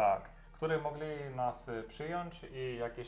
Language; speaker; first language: Polish; non-native, learner; Russian